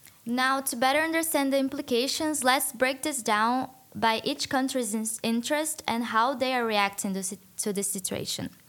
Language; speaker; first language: English; non-native, fluent; Portuguese